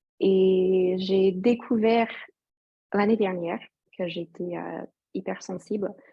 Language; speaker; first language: French; non-native, fluent; English